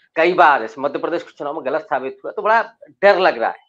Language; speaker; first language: Hindi; native; Hindi